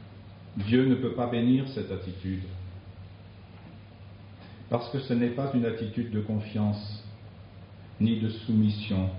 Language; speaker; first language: French; native; French